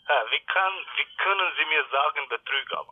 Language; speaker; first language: German; non-native, learner; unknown